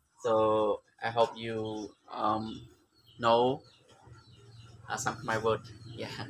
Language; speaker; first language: English; non-native, learner; Khmer